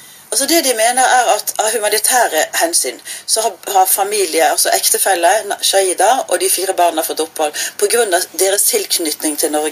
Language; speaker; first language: Norwegian; native; Norwegian